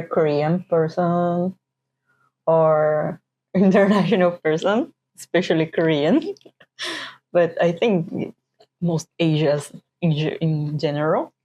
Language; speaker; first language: English; non-native, fluent; Portuguese